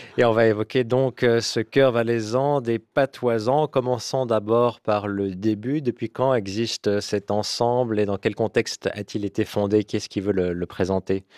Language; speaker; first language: French; native; French